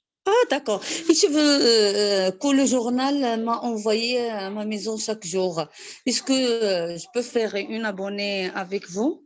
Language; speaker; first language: French; non-native, learner; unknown